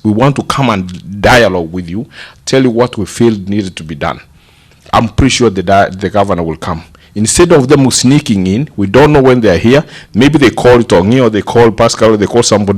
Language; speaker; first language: English; non-native, local second language; Gusii